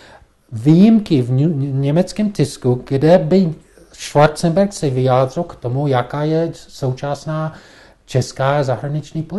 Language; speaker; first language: Czech; non-native, fluent; English